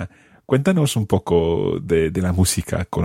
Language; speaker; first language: Spanish; non-native, fluent; English